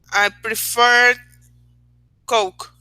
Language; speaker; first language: English; non-native, learner; Spanish